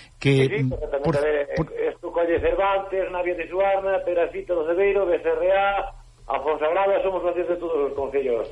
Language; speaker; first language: Galician; native; Galician